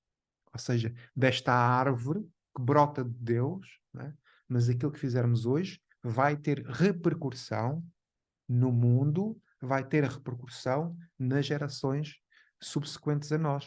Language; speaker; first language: Portuguese; native; Portuguese